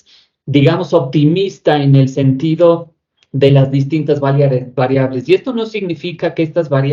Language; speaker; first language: Spanish; native; Spanish